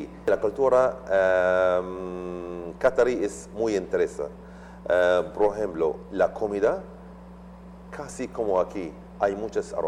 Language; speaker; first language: Spanish; non-native, learner; Arabic